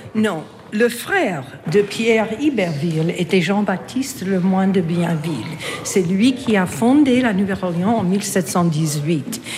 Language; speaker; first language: French; non-native, fluent; English